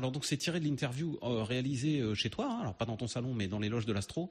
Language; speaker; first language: French; native; French